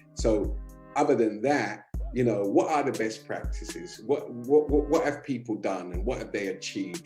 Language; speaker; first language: English; native; English